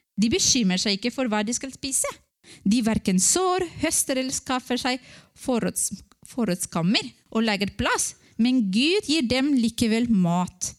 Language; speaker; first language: Norwegian; non-native, fluent; Spanish